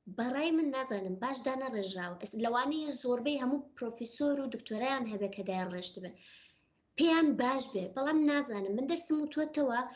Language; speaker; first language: Central Kurdish; non-native, local second language; Gurani